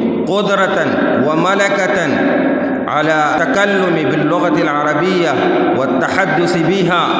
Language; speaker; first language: Arabic; non-native, fluent; Urdu